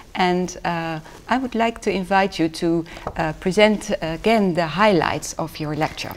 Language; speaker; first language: English; non-native, fluent; Dutch